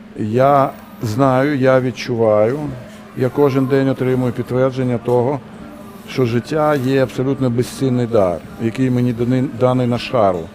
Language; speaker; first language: Ukrainian; non-native, local second language; Russian